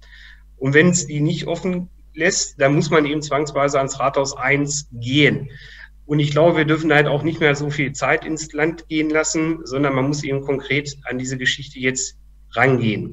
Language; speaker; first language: German; native; German